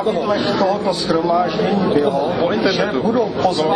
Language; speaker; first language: Czech; non-native, fluent; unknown